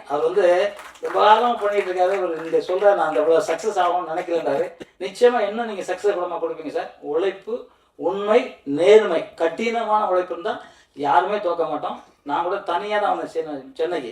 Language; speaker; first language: Tamil; native; Tamil